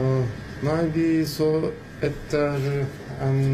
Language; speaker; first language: Norwegian; non-native, learner; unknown